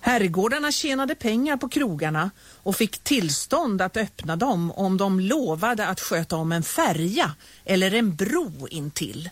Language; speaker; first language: Swedish; native; Swedish